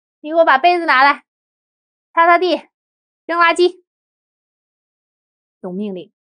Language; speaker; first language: Chinese; native; Chinese